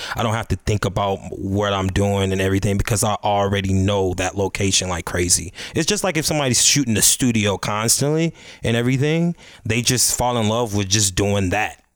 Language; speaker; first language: English; native; English